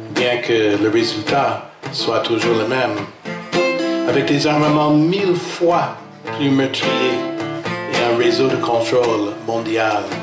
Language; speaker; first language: French; non-native, fluent; English